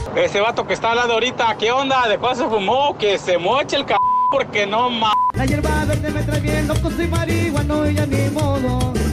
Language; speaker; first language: Spanish; native; Spanish